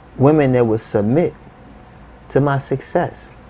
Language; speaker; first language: English; native; English